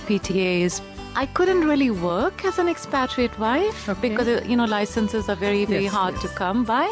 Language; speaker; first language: English; non-native, local second language; Punjabi